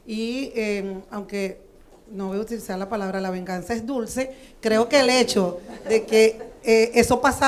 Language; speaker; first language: Spanish; native; Spanish